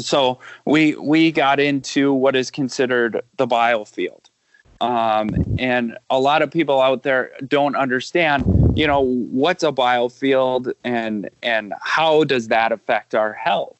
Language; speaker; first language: English; native; English